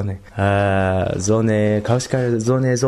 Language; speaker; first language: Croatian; non-native, learner; Chinese